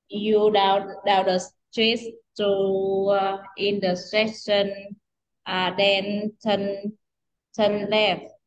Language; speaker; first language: English; non-native, learner; Vietnamese